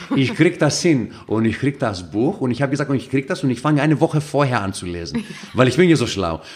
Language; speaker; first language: German; non-native, fluent; Greek